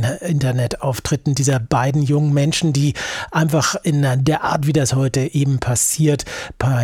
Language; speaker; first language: German; native; German